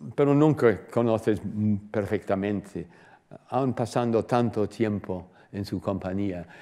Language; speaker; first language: Spanish; non-native, fluent; English